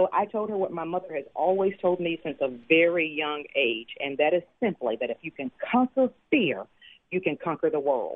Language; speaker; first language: English; native; English